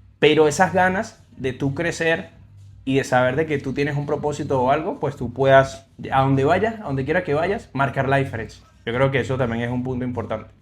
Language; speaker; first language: Spanish; native; Spanish